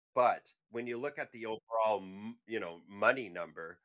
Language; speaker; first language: English; native; English